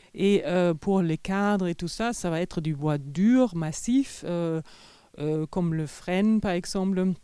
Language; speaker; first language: French; non-native, fluent; German